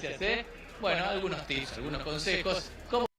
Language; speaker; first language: Spanish; native; Spanish